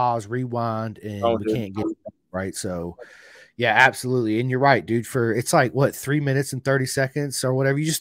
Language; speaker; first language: English; native; English